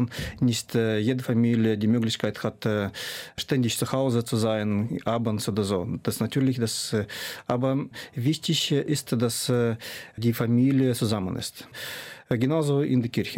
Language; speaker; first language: German; non-native, fluent; Russian